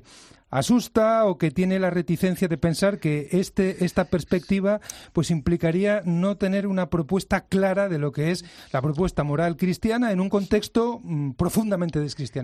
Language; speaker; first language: Spanish; native; Spanish